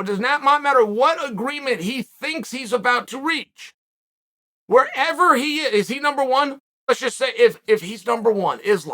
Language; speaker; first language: English; native; English